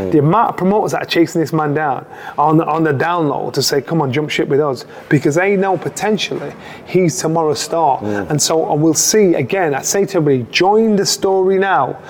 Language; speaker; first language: English; native; English